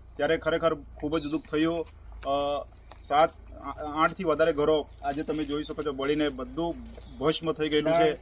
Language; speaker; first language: Gujarati; native; Gujarati